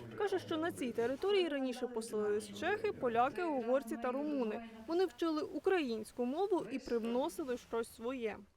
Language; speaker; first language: Ukrainian; native; Ukrainian